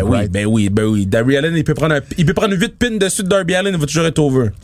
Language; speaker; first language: French; native; French